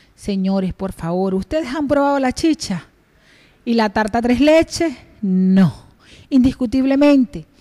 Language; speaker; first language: Spanish; native; Spanish